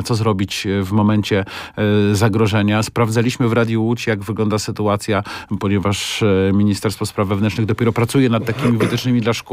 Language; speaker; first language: Polish; native; Polish